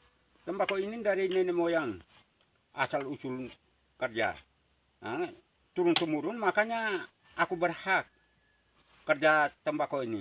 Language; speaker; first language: Indonesian; non-native, local second language; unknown